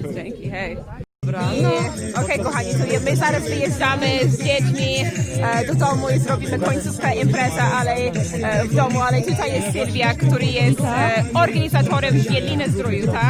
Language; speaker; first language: Polish; non-native, learner; English